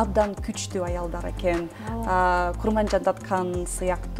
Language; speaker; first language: Kyrgyz; non-native, learner; English